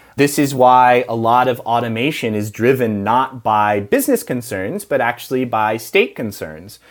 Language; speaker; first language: English; native; English